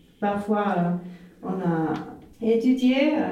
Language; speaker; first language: French; non-native, fluent; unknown